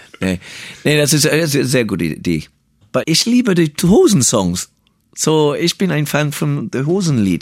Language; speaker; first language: German; non-native, learner; English